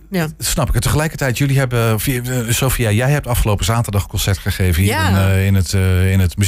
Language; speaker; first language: Dutch; native; Dutch